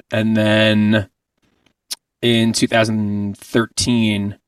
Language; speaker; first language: English; native; English